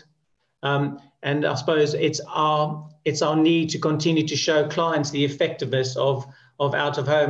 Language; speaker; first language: English; native; English